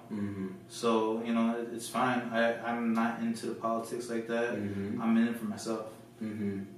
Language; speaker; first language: English; early bilingual, other home language; Filipino